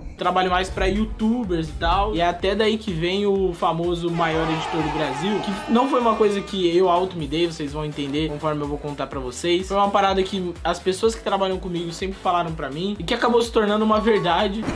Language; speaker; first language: Portuguese; native; Portuguese